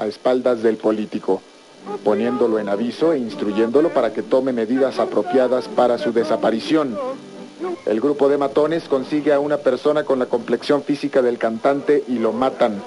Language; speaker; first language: Spanish; native; Spanish